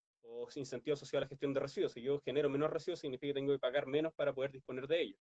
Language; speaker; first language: Spanish; native; Spanish